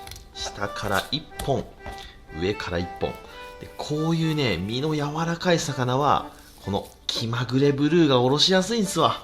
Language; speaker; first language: Japanese; native; Japanese